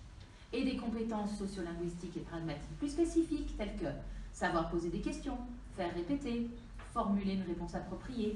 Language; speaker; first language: French; native; French